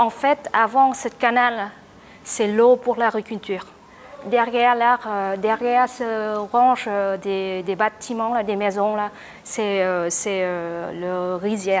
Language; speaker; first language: French; non-native, learner; Vietnamese